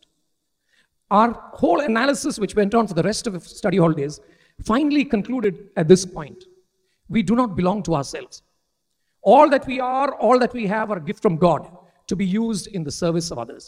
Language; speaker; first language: English; non-native, local second language; Malayalam